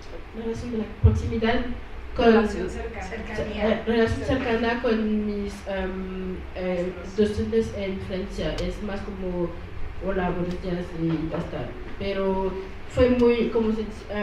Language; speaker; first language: Spanish; non-native, learner; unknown